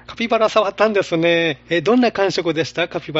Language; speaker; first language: Japanese; native; Japanese